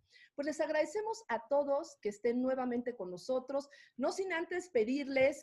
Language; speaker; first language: Spanish; native; Spanish